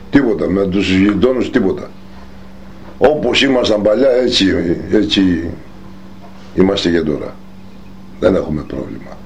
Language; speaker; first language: Greek; non-native, local second language; Turkish